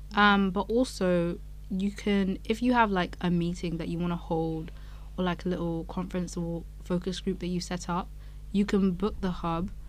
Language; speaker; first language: English; non-native, local second language; Yoruba